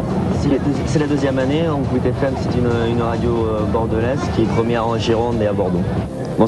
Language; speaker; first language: French; native; French